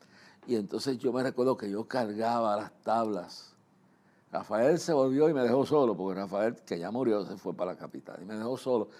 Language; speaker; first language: Spanish; native; Spanish